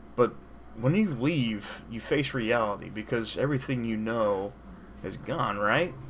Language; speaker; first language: English; native; English